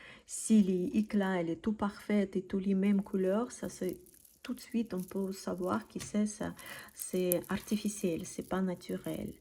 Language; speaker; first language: French; non-native, learner; Russian